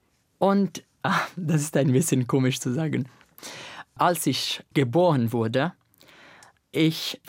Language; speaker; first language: German; non-native, fluent; Italian